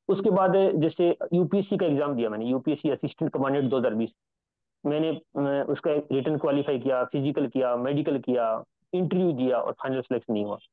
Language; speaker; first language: Hindi; native; Hindi